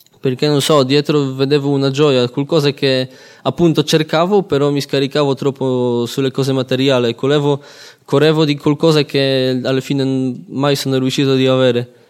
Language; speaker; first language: Italian; non-native, fluent; Polish